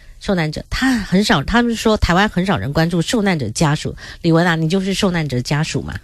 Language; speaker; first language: Chinese; native; Chinese